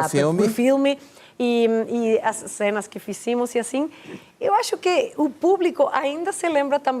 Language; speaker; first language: Portuguese; non-native, fluent; Spanish